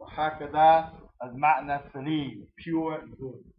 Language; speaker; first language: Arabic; non-native, fluent; English